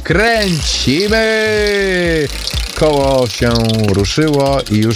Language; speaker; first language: Polish; native; Polish